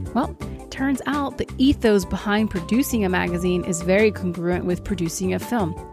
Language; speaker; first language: English; early bilingual, other home language; Portuguese